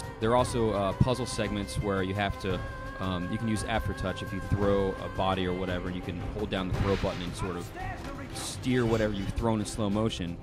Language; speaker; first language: English; native; English